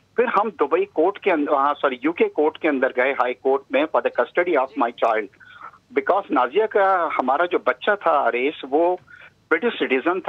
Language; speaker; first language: Urdu; native; Urdu